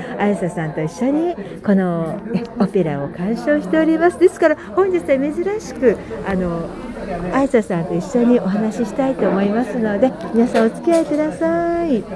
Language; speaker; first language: Japanese; native; Japanese